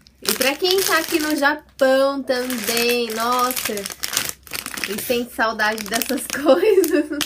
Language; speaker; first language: Portuguese; native; Portuguese